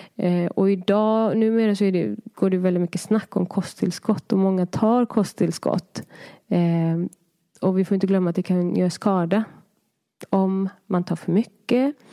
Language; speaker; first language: Swedish; early bilingual, other home language; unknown